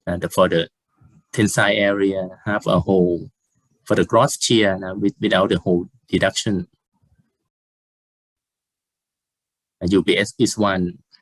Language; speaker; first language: English; non-native, fluent; Thai